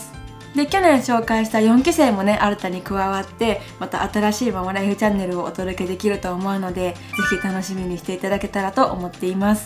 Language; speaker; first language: Japanese; native; Japanese